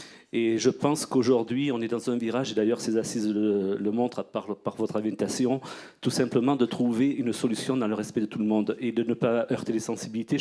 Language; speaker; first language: French; native; French